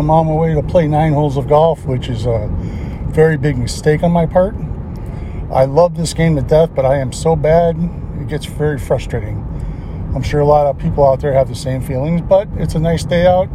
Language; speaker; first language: English; native; English